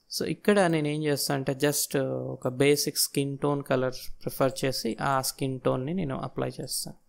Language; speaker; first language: English; non-native, local second language; Telugu